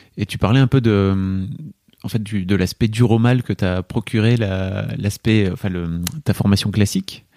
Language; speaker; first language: French; native; French